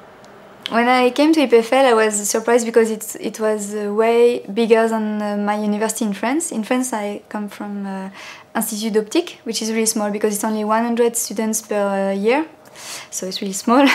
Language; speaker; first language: English; non-native, fluent; French